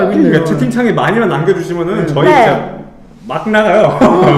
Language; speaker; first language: Korean; native; Korean